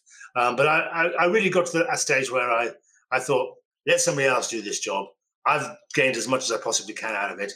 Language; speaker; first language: English; native; English